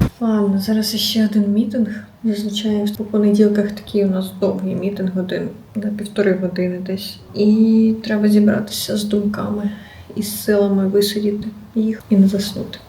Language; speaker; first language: Ukrainian; native; Ukrainian